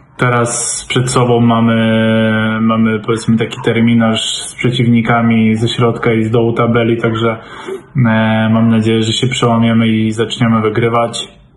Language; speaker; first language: Polish; native; Polish